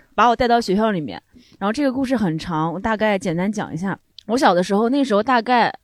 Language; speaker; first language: Chinese; native; Chinese